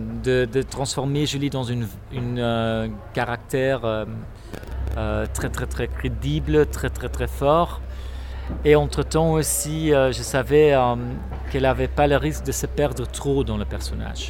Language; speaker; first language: French; non-native, local second language; Dutch